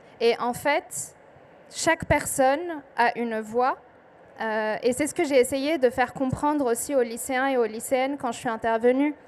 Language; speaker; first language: French; non-native, local second language; Arabic